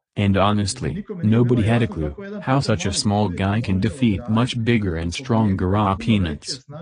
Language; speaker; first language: English; non-native, fluent; Croatian